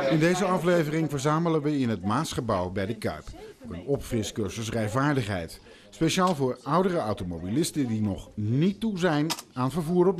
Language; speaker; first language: Dutch; native; Dutch